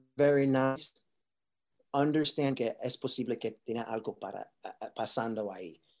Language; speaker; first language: Spanish; early bilingual, heritage; Spanish